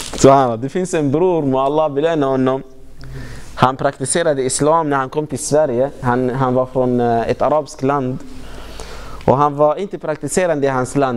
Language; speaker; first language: Swedish; non-native, fluent; Arabic